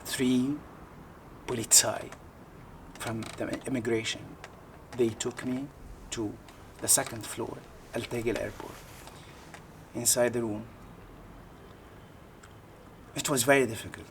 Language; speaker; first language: English; non-native, learner; Arabic